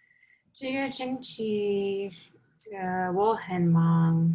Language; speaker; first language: Chinese; non-native, learner; English